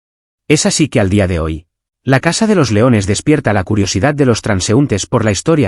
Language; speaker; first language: Spanish; native; Spanish